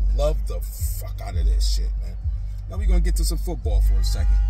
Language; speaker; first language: English; native; English